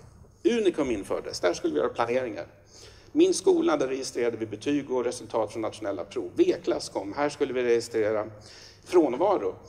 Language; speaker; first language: Swedish; native; Swedish